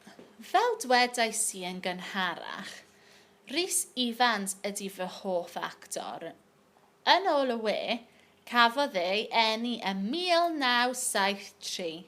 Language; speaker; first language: Welsh; non-native, local second language; English